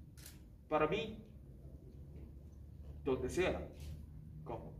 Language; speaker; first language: Spanish; non-native, learner; Japanese